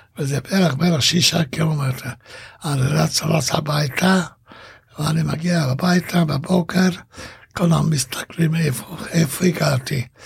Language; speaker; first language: Hebrew; non-native, fluent; Hungarian